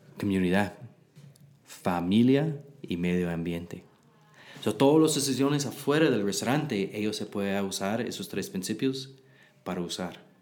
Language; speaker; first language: Spanish; non-native, learner; English